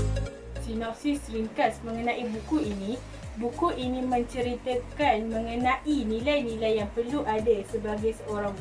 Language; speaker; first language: Malay; native; Malay